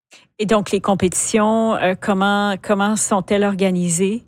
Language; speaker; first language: French; native; French